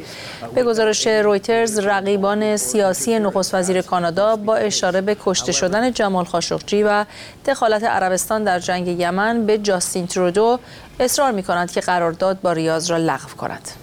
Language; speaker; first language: Persian; native; Persian